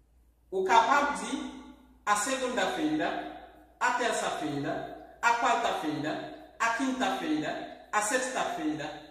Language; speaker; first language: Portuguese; non-native, fluent; Haitian Creole